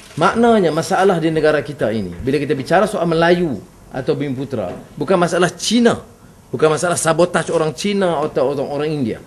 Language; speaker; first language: Malay; native; Malay